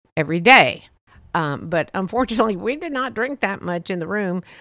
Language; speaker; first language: English; early bilingual, other home language; Spanish